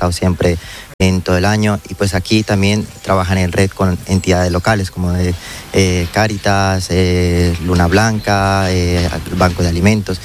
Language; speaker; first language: Spanish; native; Spanish